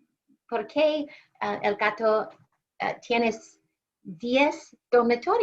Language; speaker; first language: Spanish; non-native, learner; English